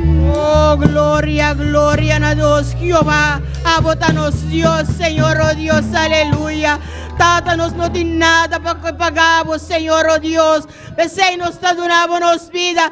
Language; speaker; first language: Spanish; non-native, learner; Papiamento